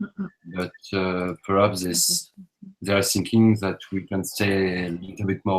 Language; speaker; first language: English; non-native, learner; French